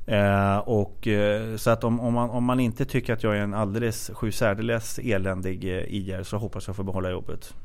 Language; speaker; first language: Swedish; native; Swedish